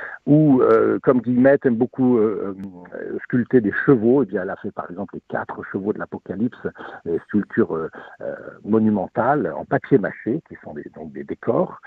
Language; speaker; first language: French; native; French